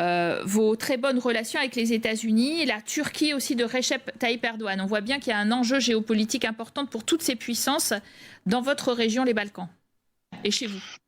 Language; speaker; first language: French; native; French